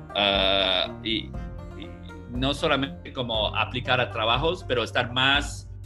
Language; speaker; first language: Spanish; non-native, fluent; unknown